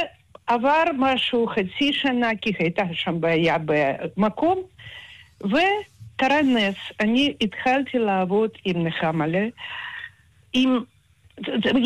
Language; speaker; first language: Hebrew; non-native, fluent; Russian